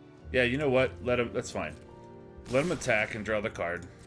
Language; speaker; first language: English; native; English